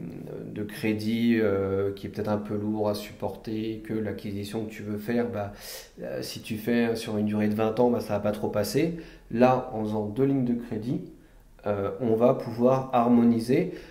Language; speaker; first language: French; native; French